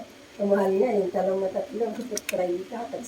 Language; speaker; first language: Filipino; native; Filipino